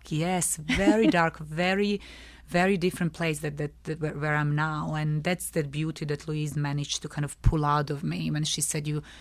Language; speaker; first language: English; non-native, fluent; Serbian